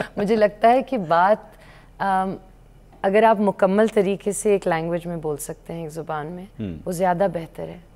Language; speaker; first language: Urdu; native; Urdu